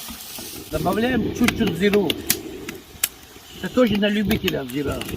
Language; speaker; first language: Russian; non-native, learner; Tajik